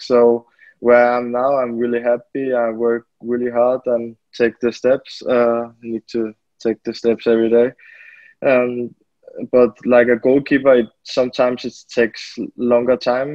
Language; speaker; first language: English; non-native, fluent; Danish